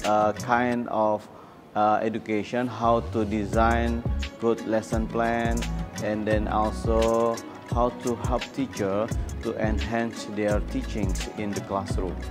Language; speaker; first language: English; non-native, learner; Indonesian